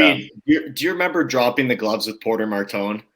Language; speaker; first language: English; native; English